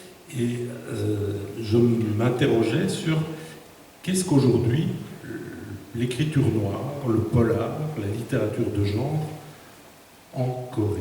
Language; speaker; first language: French; native; French